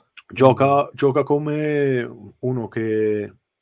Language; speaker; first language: Italian; non-native, learner; English